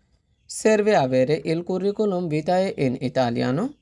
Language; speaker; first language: Italian; non-native, fluent; Bangla